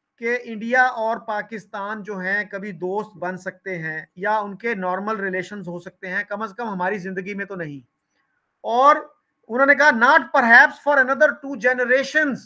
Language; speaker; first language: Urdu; non-native, local second language; Punjabi